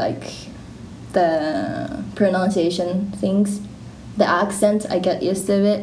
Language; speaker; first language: English; non-native, learner; Japanese